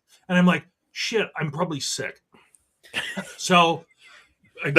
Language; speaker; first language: English; native; English